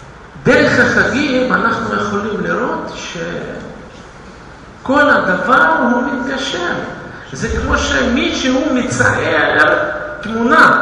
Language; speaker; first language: Hebrew; non-native, fluent; Russian